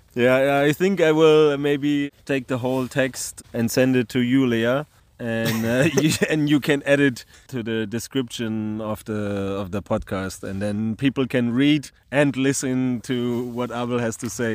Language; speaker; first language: English; non-native, fluent; German